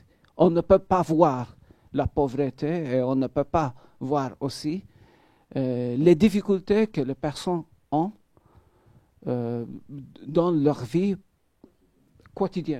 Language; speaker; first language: French; non-native, fluent; Maltese